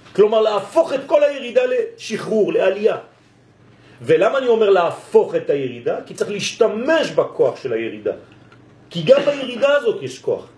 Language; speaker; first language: Hebrew; non-native, fluent; French